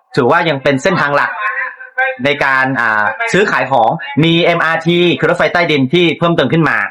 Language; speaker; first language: Thai; native; Thai